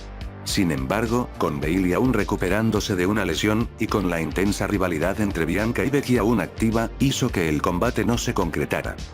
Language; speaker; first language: Spanish; native; Spanish